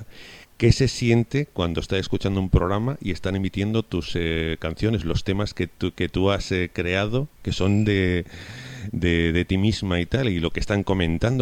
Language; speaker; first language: Spanish; native; Spanish